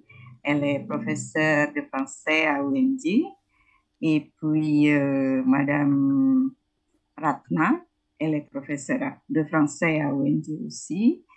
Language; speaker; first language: French; non-native, fluent; Indonesian